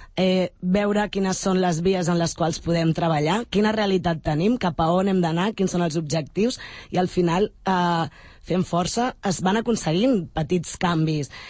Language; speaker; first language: Catalan; native; Catalan